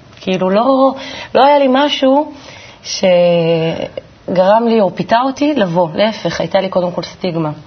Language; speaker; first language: Hebrew; native; Hebrew